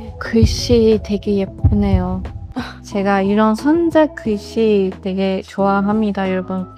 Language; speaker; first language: Korean; non-native, fluent; Turkish